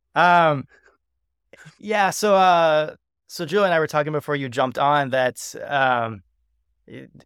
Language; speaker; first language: English; native; English